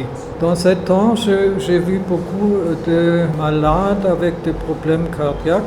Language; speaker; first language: French; non-native, learner; German